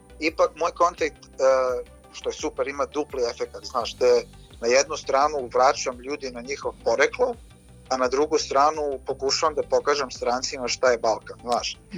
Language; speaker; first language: Serbian; early bilingual, heritage; Serbian